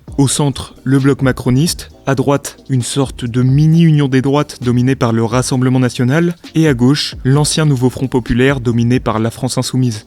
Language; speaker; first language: French; native; French